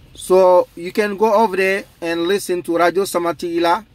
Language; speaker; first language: English; non-native, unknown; Dyula